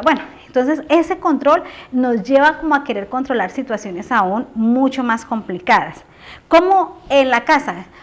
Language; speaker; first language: Spanish; native; Spanish